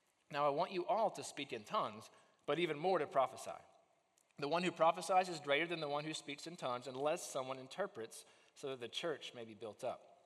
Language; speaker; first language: English; native; English